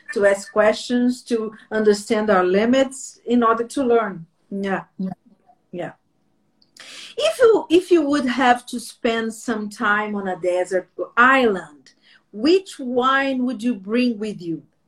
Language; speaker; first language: English; non-native, learner; Portuguese